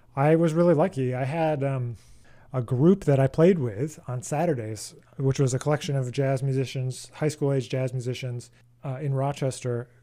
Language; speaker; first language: English; native; English